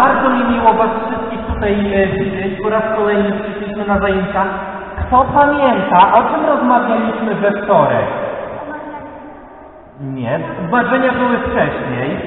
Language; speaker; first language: Polish; native; Polish